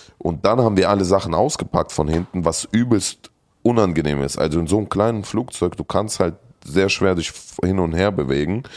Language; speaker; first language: German; early bilingual, other home language; Russian